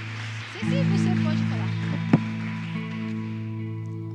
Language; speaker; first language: Portuguese; non-native, learner; Spanish